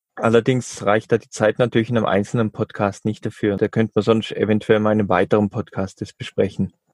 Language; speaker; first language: German; native; German